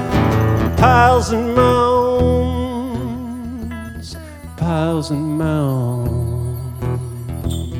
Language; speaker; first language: English; native; English